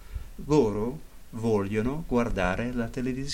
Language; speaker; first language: Italian; non-native, fluent; English